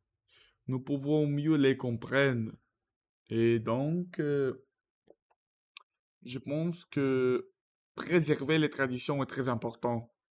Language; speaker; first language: French; non-native, learner; Russian